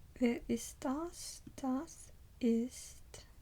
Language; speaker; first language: German; non-native, learner; English